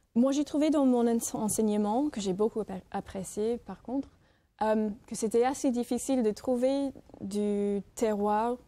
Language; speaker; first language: French; non-native, fluent; English